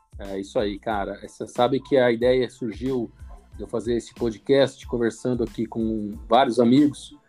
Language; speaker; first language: Portuguese; native; Portuguese